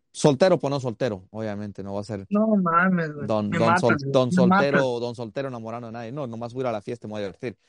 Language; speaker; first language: Spanish; early bilingual, heritage; Spanish